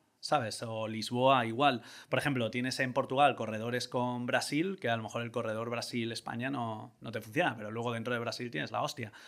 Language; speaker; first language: Spanish; native; Spanish